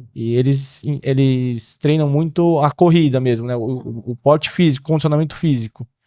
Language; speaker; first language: Portuguese; early bilingual, other home language; Korean